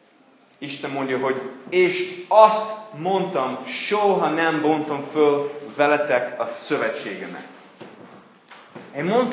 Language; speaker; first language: Hungarian; non-native, fluent; English